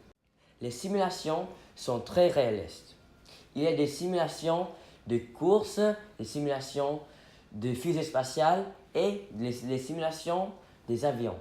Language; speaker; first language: French; non-native, fluent; English